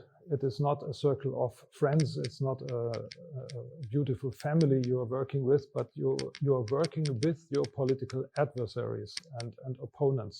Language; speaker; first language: English; non-native, fluent; German